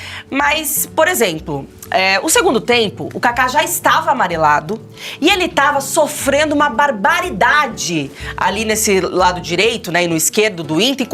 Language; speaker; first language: Portuguese; native; Portuguese